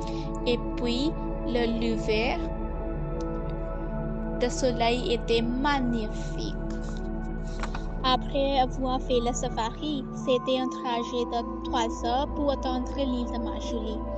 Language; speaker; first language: French; non-native, learner; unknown